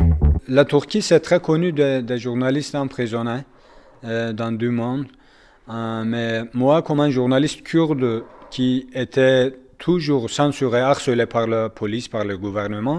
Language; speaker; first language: French; non-native, learner; Kurdish